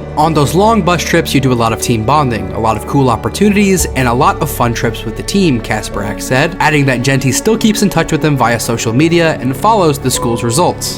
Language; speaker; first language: English; native; English